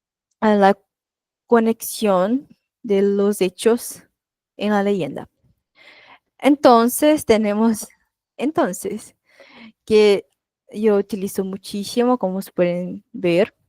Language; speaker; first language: Spanish; non-native, fluent; Portuguese